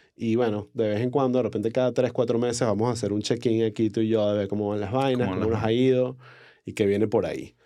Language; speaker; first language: Spanish; native; Spanish